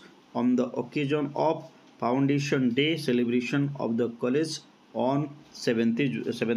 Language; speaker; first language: English; non-native, local second language; Odia